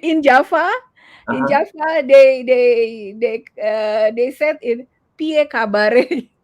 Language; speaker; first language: English; non-native, learner; Indonesian